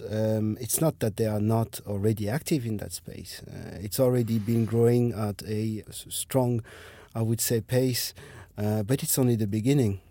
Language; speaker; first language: English; non-native, fluent; French